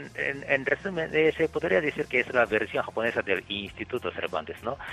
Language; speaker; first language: Spanish; non-native, learner; Japanese